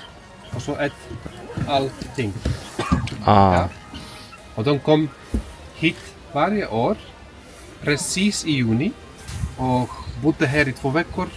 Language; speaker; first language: Swedish; non-native, fluent; Icelandic